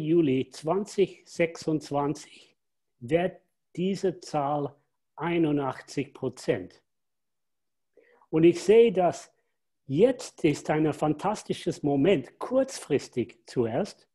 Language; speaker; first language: German; non-native, fluent; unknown